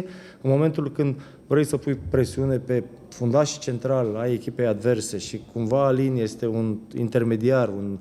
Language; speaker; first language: Romanian; native; Romanian